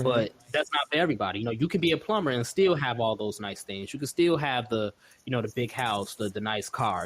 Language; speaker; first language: English; native; English